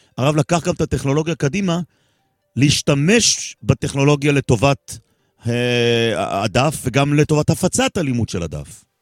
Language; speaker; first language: Hebrew; native; Hebrew